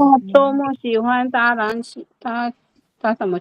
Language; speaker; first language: Chinese; non-native, learner; Filipino